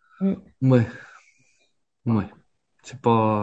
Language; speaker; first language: French; native; French